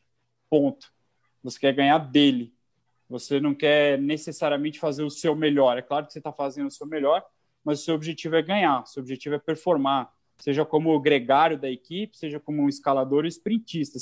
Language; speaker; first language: Portuguese; native; Portuguese